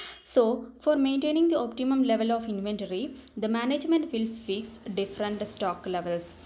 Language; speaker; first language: English; non-native, local second language; Malayalam